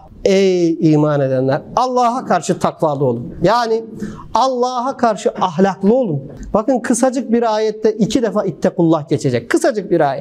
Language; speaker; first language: Turkish; native; Turkish